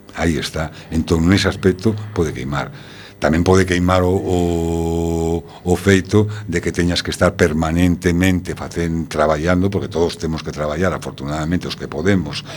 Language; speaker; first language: Galician; non-native, local second language; Spanish